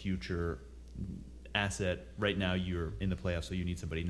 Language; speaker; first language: English; native; English